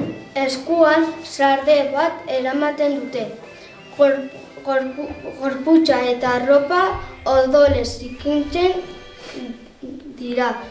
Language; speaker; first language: Basque; non-native, local second language; Spanish